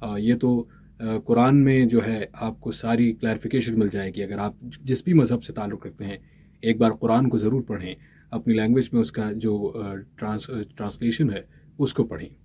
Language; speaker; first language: Urdu; native; Urdu